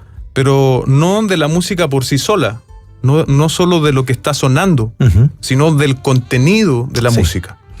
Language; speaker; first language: Spanish; native; Spanish